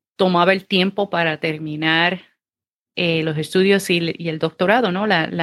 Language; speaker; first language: Spanish; native; Spanish